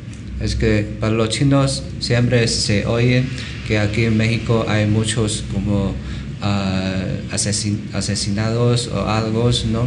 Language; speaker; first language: Spanish; non-native, learner; Chinese